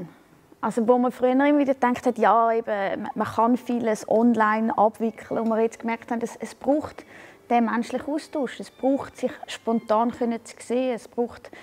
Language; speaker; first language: German; native; German